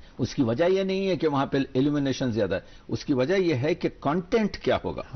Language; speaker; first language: Urdu; native; Urdu